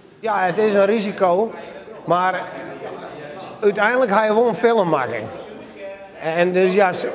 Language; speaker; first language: Dutch; non-native, local second language; Western Frisian